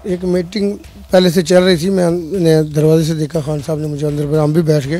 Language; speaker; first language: Urdu; non-native, local second language; Punjabi